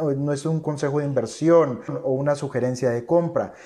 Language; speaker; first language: Spanish; native; Spanish